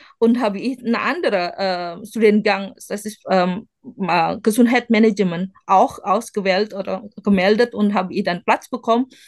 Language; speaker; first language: German; non-native, learner; Indonesian